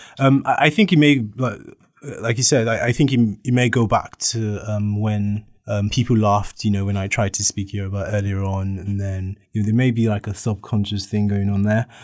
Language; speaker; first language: English; native; English